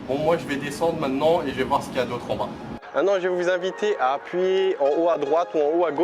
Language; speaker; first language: French; native; French